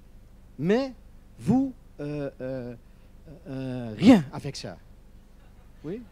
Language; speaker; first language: French; non-native, learner; Dutch